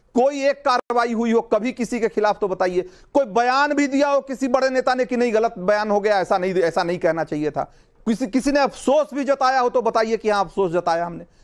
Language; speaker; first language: Hindi; native; Hindi